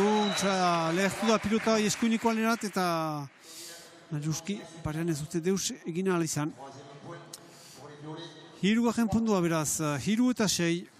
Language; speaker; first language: Basque; native; Basque